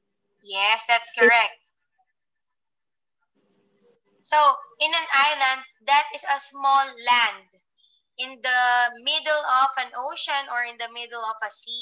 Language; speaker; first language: English; non-native, fluent; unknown